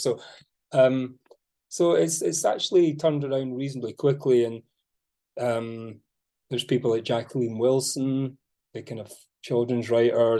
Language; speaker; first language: English; native; English